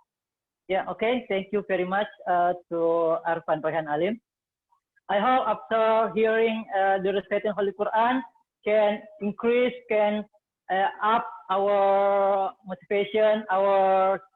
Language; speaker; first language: English; non-native, fluent; Indonesian